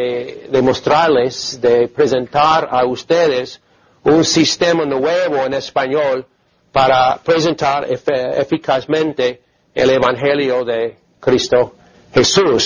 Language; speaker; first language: Spanish; non-native, fluent; English